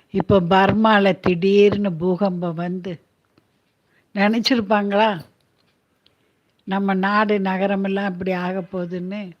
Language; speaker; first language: Tamil; native; Tamil